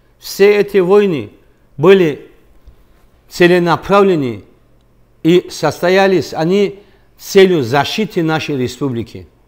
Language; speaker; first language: Russian; non-native, local second language; Avaric